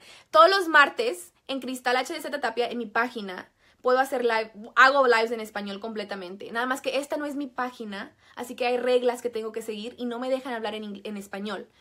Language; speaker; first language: Spanish; native; Spanish